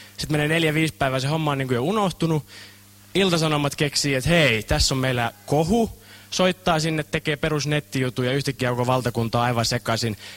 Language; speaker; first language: Finnish; native; Finnish